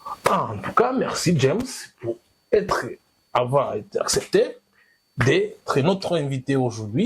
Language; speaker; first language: French; non-native, fluent; Kinyarwanda